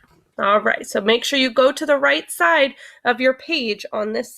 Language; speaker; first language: English; native; English